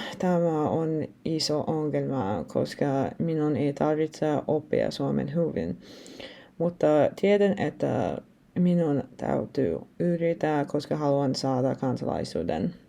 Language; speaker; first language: Finnish; non-native, learner; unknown